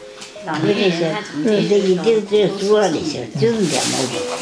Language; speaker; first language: Chinese; native; Chinese